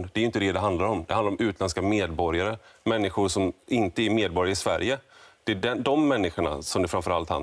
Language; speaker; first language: Swedish; native; Swedish